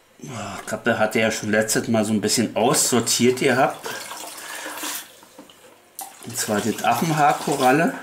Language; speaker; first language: German; native; German